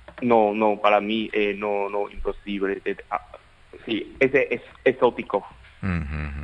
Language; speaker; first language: Spanish; non-native, learner; Chinese